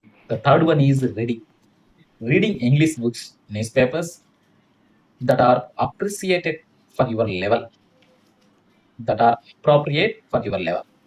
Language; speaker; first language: English; non-native, local second language; Telugu